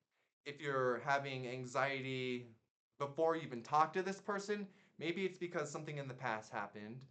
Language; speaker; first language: English; native; English